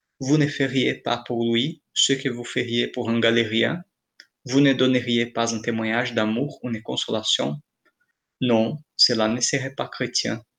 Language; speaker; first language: French; non-native, fluent; Portuguese